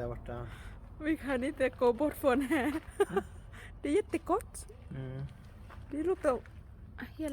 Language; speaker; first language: Swedish; non-native, learner; Thai